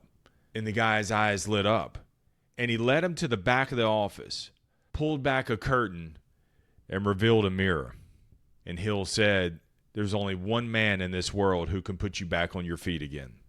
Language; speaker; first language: English; native; English